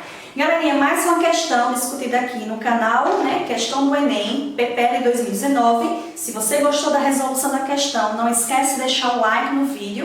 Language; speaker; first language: Portuguese; native; Portuguese